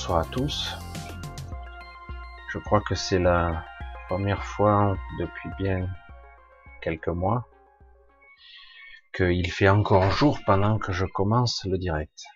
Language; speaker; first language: French; native; French